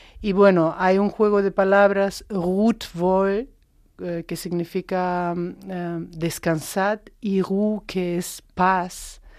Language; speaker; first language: Spanish; non-native, fluent; Macedonian